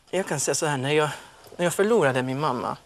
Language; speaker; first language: Swedish; non-native, fluent; Maltese